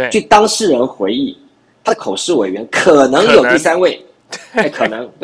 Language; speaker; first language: Chinese; native; Chinese